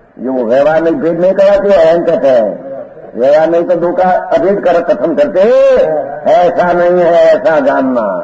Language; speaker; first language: Hindi; non-native, local second language; Gujarati